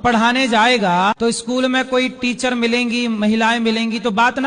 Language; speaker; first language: Hindi; native; Hindi